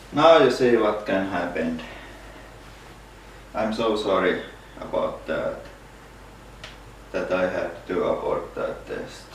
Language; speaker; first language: English; non-native, fluent; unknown